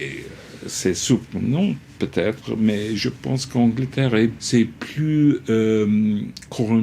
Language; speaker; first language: French; non-native, fluent; English